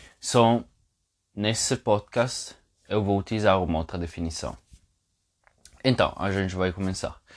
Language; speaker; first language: Portuguese; non-native, fluent; Italian